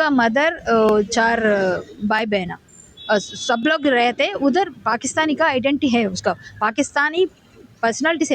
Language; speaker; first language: Hindi; non-native, local second language; Telugu